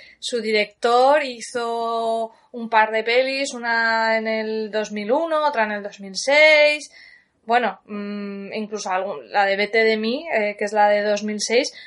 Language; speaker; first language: Spanish; native; Spanish